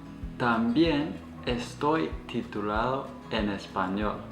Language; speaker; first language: Spanish; non-native, fluent; English